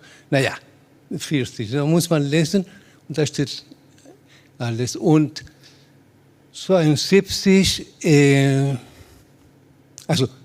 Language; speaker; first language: German; non-native, learner; Spanish